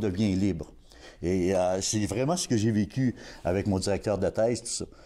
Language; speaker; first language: French; native; French